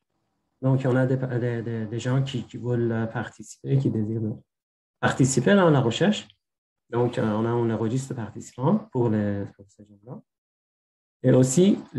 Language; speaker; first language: French; non-native, fluent; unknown